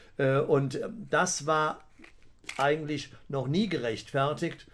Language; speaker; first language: German; native; German